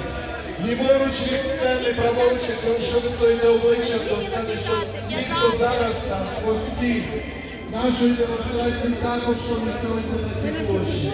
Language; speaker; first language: Ukrainian; native; Ukrainian